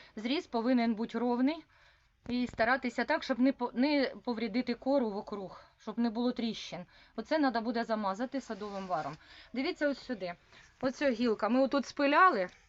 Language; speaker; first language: Ukrainian; non-native, local second language; Russian